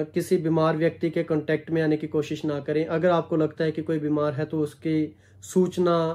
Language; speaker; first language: Hindi; non-native, local second language; Punjabi